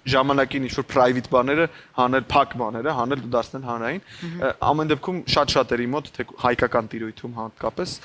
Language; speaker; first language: Armenian; native; Armenian